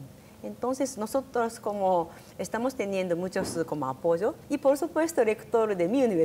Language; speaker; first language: Spanish; non-native, learner; Japanese